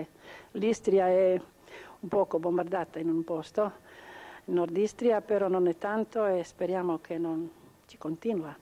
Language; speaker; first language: Italian; non-native, local second language; Croatian